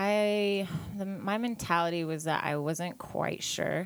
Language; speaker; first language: English; native; English